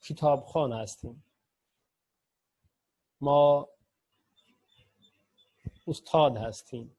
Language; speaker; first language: Persian; non-native, fluent; Urdu